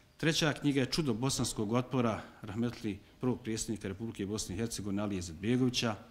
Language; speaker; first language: Bosnian; native; Bosnian